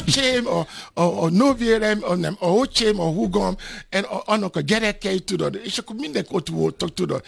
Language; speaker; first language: Hungarian; non-native, fluent; Yoruba